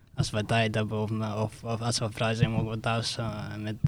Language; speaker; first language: Dutch; non-native, fluent; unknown